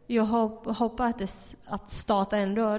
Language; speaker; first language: Swedish; non-native, fluent; Chinese